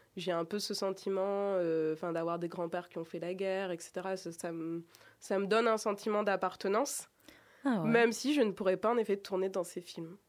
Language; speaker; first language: French; native; French